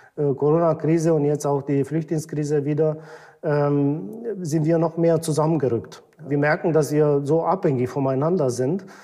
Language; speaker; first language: German; non-native, fluent; Romanian